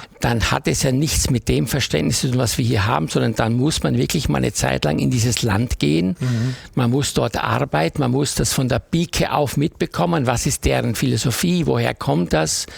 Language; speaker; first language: German; native; German